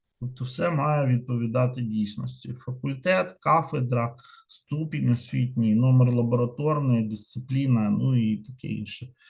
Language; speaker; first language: Ukrainian; non-native, local second language; Russian